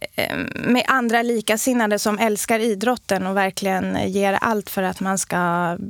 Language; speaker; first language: Swedish; native; Swedish